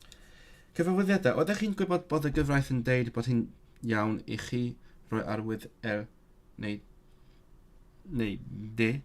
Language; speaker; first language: Welsh; non-native, learner; Cantonese